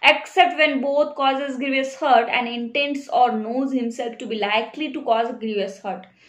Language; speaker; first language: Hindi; non-native, local second language; Marathi